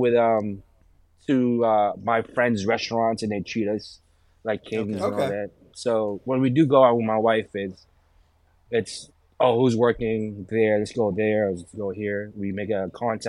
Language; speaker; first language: English; non-native, local second language; Filipino